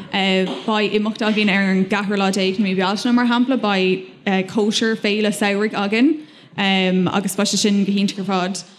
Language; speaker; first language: Irish; non-native, local second language; English